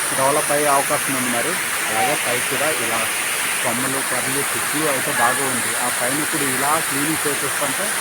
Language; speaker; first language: Telugu; non-native, local second language; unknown